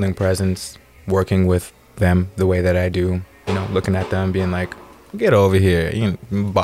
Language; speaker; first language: English; native; English